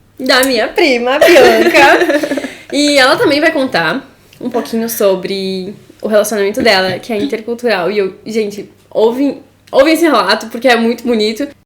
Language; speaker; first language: Portuguese; native; Portuguese